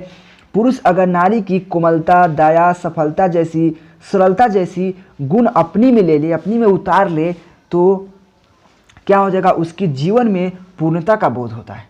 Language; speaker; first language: Hindi; native; Hindi